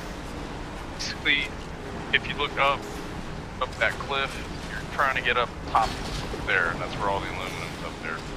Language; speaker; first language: English; native; English